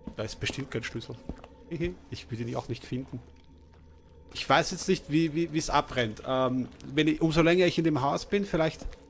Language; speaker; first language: German; native; German